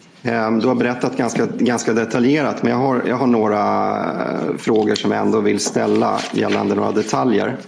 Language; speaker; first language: Swedish; native; Swedish